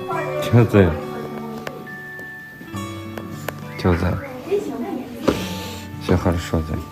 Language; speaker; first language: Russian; non-native, learner; Chinese